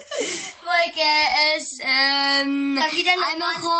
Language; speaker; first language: Spanish; early bilingual, heritage; Spanish